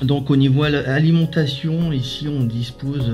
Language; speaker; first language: French; native; French